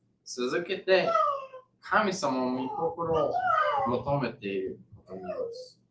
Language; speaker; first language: Japanese; non-native, learner; English